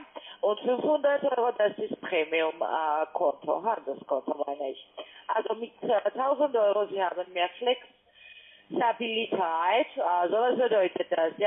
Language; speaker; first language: German; non-native, fluent; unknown